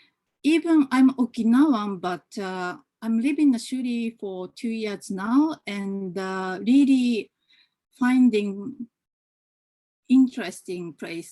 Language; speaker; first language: English; non-native, fluent; Japanese